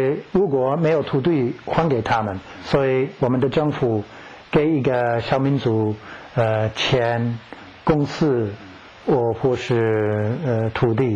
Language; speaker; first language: Chinese; non-native, fluent; English